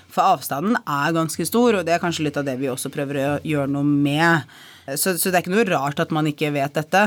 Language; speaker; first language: Norwegian; early bilingual, other home language; Arabic